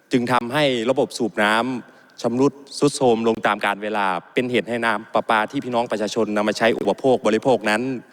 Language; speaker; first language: Thai; native; Thai